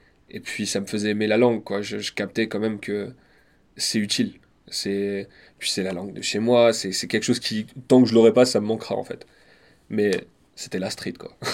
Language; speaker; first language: French; native; French